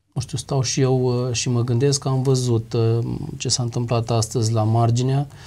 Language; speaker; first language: Romanian; native; Romanian